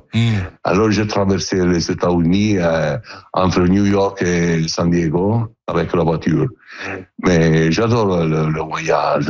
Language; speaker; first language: French; non-native, learner; Italian